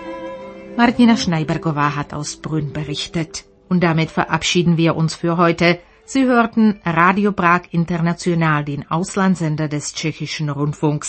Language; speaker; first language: German; native; German